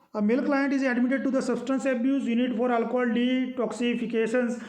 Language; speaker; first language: English; non-native, local second language; Gujarati